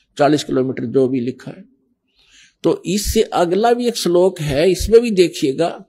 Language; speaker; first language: Hindi; native; Hindi